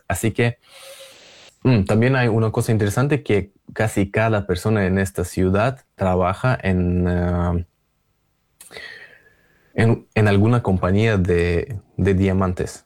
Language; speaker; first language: Spanish; non-native, fluent; Russian